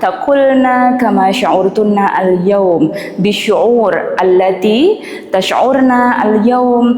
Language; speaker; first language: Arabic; non-native, fluent; Indonesian